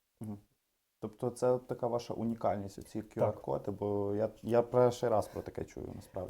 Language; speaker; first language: Ukrainian; native; Ukrainian